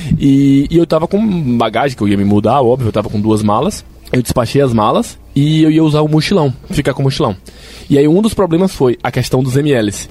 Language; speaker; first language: Portuguese; native; Portuguese